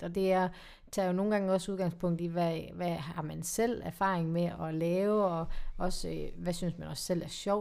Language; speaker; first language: Danish; native; Danish